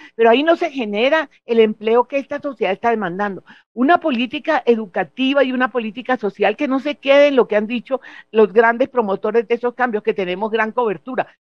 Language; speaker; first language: Spanish; native; Spanish